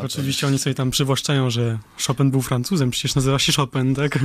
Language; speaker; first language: Polish; early bilingual, heritage; Polish